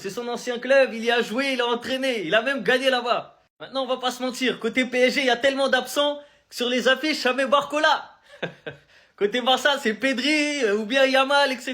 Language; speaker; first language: French; native; French